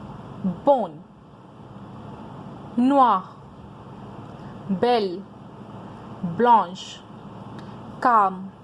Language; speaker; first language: French; non-native, fluent; Hindi